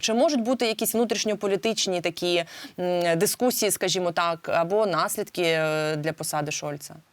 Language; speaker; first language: Ukrainian; native; Ukrainian